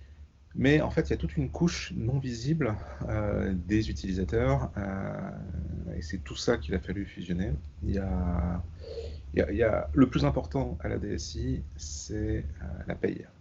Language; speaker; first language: French; native; French